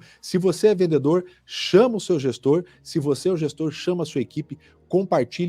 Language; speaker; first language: Portuguese; native; Portuguese